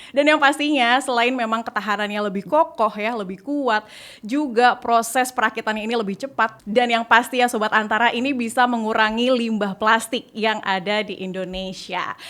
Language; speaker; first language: Indonesian; native; Indonesian